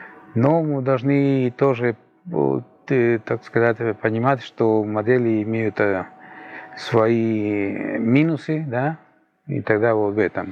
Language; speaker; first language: Russian; non-native, fluent; Spanish